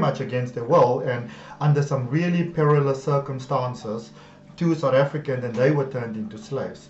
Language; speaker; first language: English; native; English